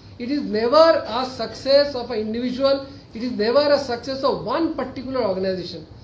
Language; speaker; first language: English; non-native, local second language; Bangla